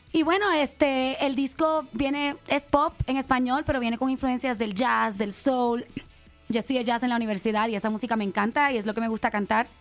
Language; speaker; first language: Spanish; native; Spanish